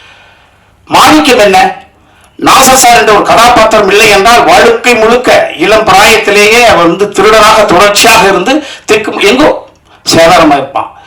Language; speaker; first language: Tamil; native; Tamil